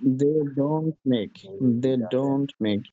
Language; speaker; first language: English; non-native, learner; Bangla